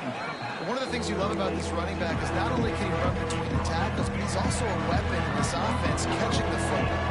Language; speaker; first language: English; native; English